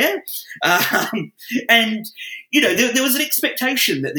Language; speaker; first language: English; native; English